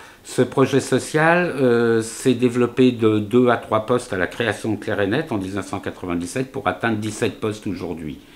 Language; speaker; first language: French; native; French